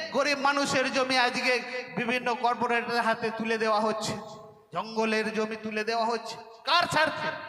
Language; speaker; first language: Bangla; non-native, local second language; Santali